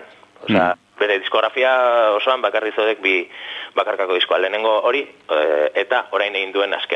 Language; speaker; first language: Basque; native; Basque